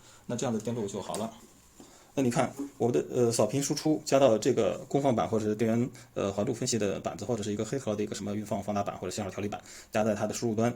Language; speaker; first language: Chinese; native; Chinese